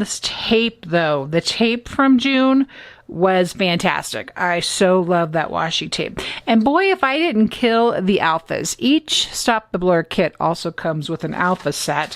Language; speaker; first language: English; native; English